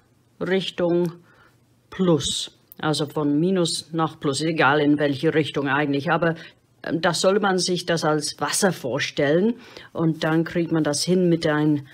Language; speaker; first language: German; non-native, fluent; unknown